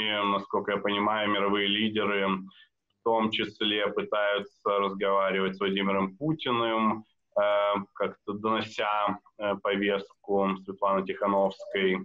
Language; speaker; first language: Russian; native; Russian